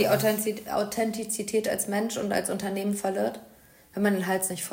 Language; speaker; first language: German; native; German